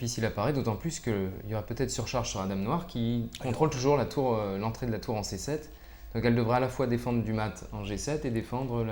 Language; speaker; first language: French; native; French